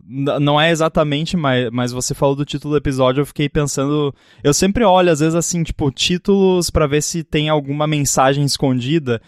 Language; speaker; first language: Portuguese; native; Portuguese